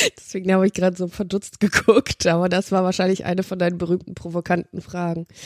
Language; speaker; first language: German; early bilingual, other home language; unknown